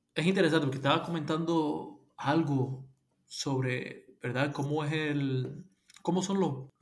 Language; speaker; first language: Spanish; early bilingual, heritage; Spanish